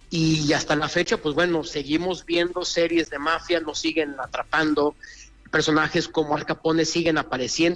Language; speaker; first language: Spanish; native; Spanish